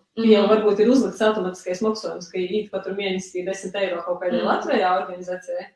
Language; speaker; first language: Latvian; early bilingual, other home language; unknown